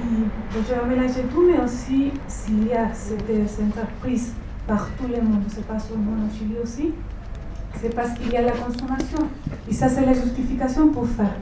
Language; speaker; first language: French; non-native, fluent; Spanish